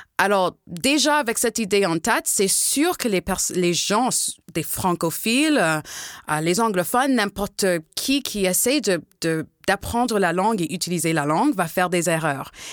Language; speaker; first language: French; non-native, local second language; English